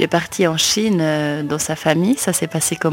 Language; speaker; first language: French; native; French